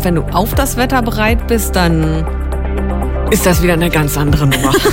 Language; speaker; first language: German; native; German